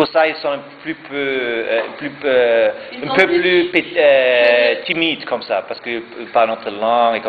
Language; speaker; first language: French; non-native, learner; German